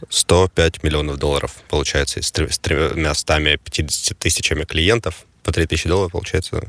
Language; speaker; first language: Ukrainian; non-native, local second language; Russian